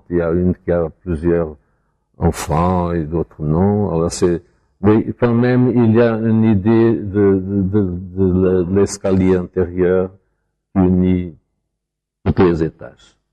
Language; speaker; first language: French; non-native, fluent; Portuguese